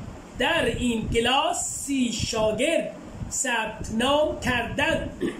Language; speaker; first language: Persian; non-native, learner; Urdu